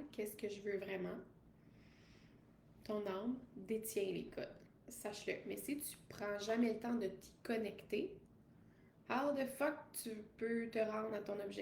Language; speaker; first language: French; native; French